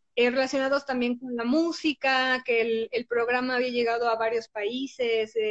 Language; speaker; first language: Spanish; native; Spanish